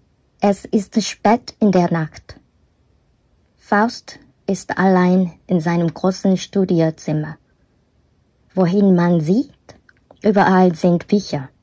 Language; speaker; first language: German; non-native, learner; Korean